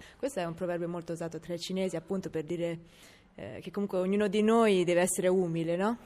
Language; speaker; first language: Italian; early bilingual, other home language; Chinese